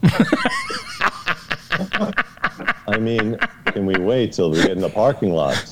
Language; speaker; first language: English; native; English